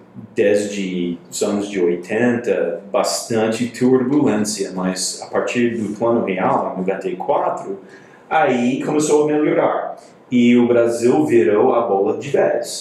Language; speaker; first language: Portuguese; non-native, fluent; English